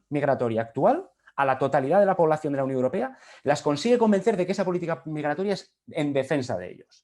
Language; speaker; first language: Spanish; native; Spanish